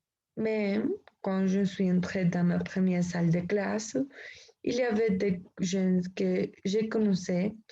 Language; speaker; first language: French; non-native, learner; Spanish